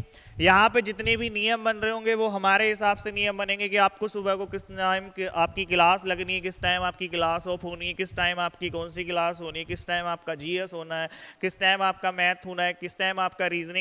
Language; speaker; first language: Hindi; native; Hindi